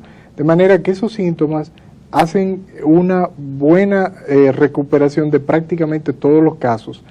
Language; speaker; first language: Spanish; native; Spanish